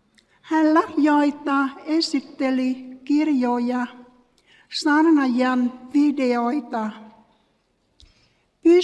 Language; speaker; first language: Finnish; non-native, learner; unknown